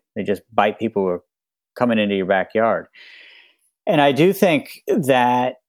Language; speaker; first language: English; native; English